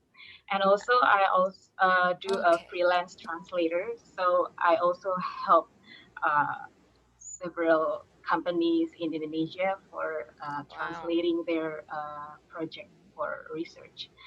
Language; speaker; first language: English; non-native, fluent; Indonesian